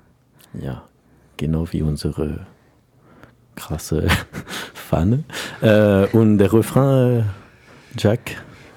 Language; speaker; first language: German; non-native, learner; French